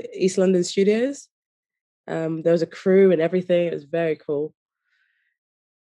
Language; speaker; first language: English; native; English